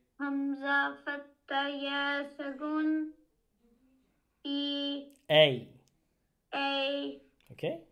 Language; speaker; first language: Arabic; non-native, learner; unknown